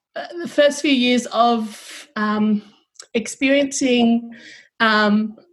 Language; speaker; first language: English; early bilingual, other home language; Tongan